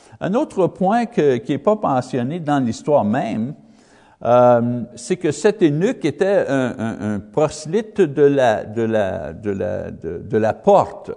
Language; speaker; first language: French; non-native, learner; English